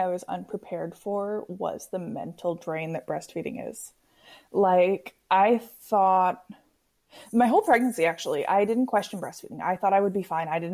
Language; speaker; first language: English; native; English